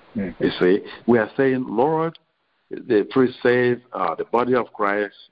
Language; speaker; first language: English; non-native, local second language; Igbo